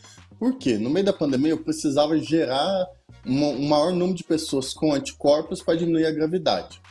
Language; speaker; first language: Portuguese; native; Portuguese